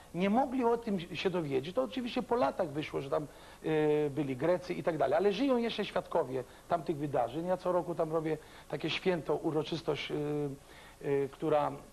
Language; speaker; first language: Polish; early bilingual, other home language; Greek